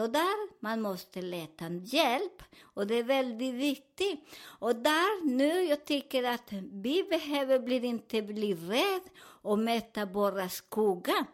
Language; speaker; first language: Swedish; non-native, fluent; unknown